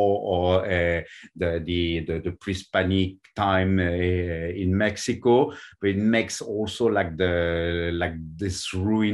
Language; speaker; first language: English; non-native, fluent; French